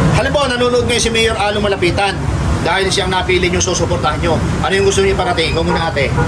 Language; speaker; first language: Filipino; native; Filipino